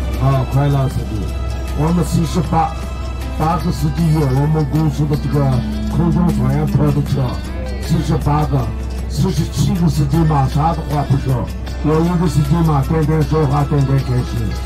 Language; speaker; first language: Chinese; non-native, local second language; Uzbek